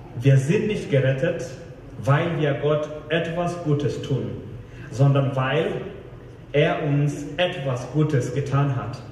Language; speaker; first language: German; non-native, fluent; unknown